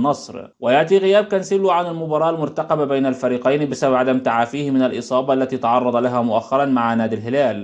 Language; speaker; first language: Arabic; native; Arabic